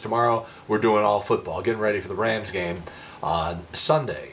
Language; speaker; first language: English; native; English